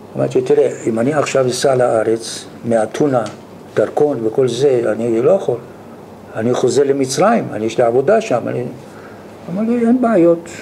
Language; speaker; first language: Hebrew; non-native, fluent; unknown